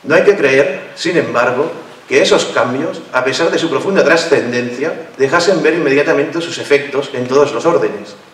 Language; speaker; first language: Spanish; non-native, local second language; Catalan